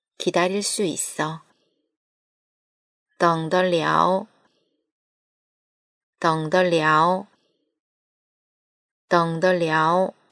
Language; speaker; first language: Chinese; non-native, fluent; Korean